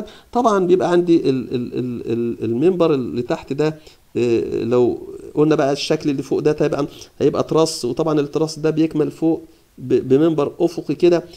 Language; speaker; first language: Arabic; native; Arabic